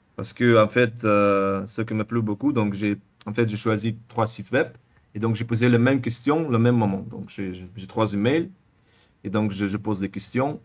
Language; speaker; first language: French; non-native, fluent; Russian